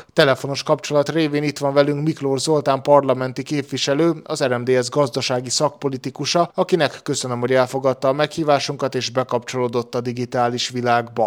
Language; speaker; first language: Hungarian; native; Hungarian